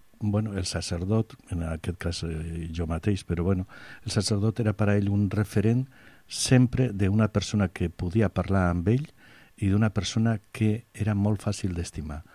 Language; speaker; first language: Catalan; non-native, local second language; Spanish